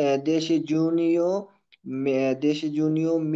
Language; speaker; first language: Italian; non-native, learner; Bangla